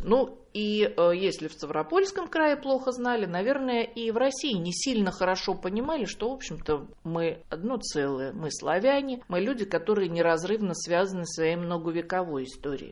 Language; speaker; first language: Russian; native; Russian